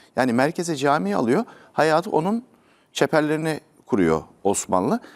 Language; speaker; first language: Turkish; native; Turkish